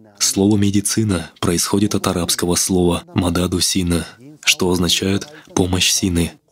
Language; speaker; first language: Russian; non-native, local second language; Kazakh